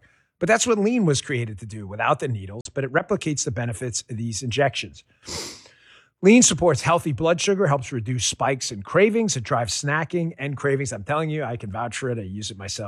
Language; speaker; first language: English; native; English